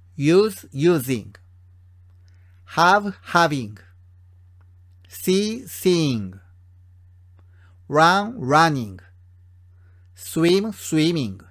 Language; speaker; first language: English; non-native, fluent; Japanese